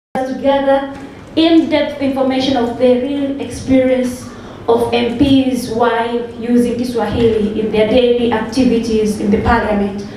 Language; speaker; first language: English; non-native, local second language; Swahili